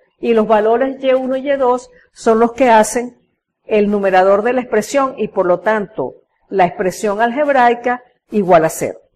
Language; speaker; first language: Spanish; native; Spanish